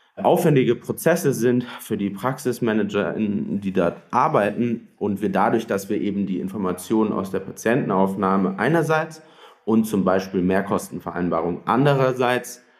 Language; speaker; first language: German; native; German